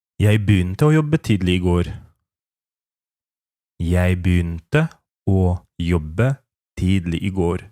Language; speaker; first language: Norwegian; non-native, fluent; Polish